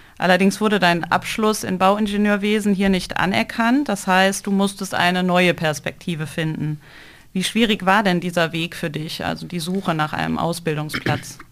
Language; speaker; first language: German; native; German